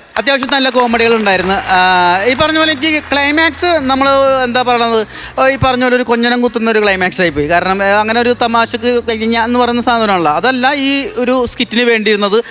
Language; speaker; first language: Malayalam; native; Malayalam